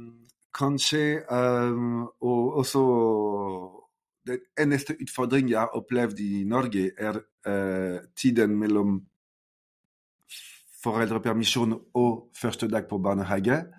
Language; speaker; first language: Norwegian; non-native, fluent; French